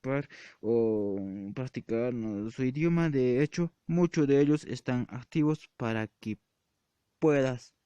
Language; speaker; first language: Spanish; non-native, local second language; Quechua